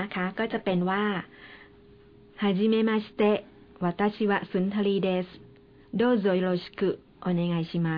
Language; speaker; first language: Japanese; non-native, fluent; Thai